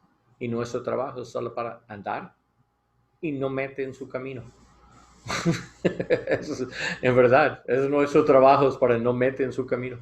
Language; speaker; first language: Spanish; non-native, learner; English